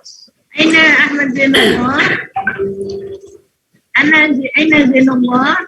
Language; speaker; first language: Arabic; non-native, learner; Indonesian